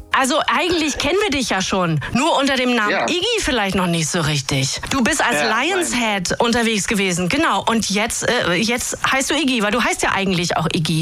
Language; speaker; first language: German; native; German